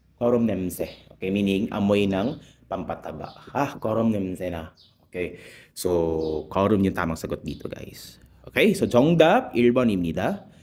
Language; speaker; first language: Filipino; non-native, local second language; Cebuano